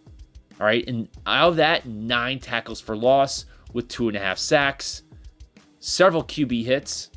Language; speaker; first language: English; native; English